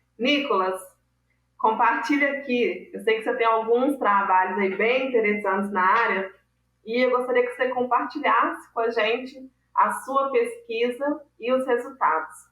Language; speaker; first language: Portuguese; native; Portuguese